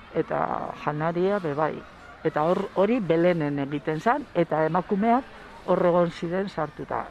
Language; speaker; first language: Basque; non-native, local second language; Spanish